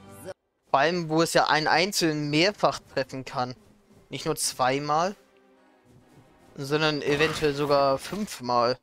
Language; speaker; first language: German; native; German